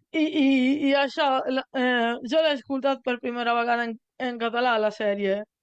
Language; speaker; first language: Catalan; non-native, learner; Italian